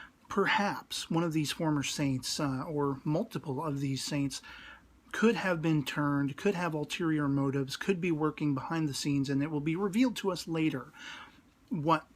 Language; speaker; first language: English; native; English